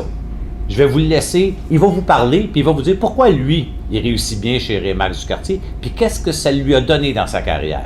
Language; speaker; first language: French; native; French